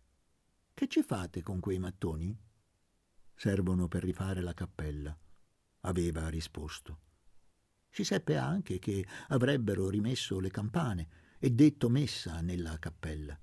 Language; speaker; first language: Italian; native; Italian